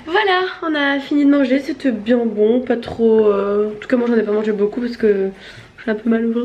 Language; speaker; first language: French; native; French